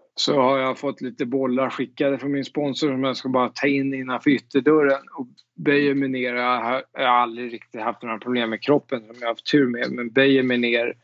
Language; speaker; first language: Swedish; native; Swedish